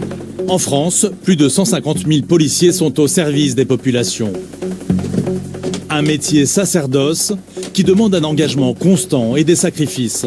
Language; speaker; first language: French; native; French